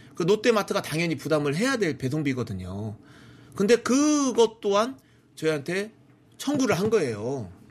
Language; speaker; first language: Korean; native; Korean